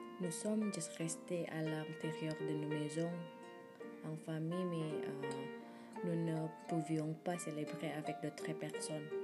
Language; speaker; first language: French; non-native, learner; Indonesian